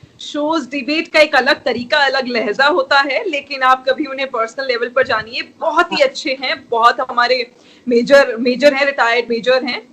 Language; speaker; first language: Hindi; native; Hindi